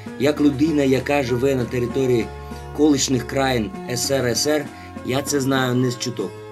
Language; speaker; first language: Ukrainian; non-native, fluent; Russian